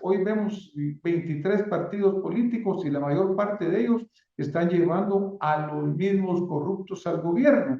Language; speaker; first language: Spanish; native; Spanish